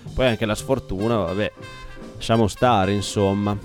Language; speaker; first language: Italian; native; Italian